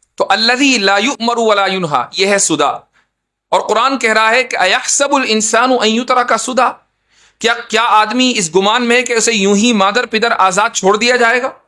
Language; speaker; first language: Urdu; native; Urdu